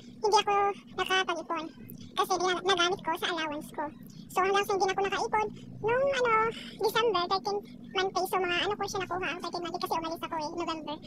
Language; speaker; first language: Filipino; native; Filipino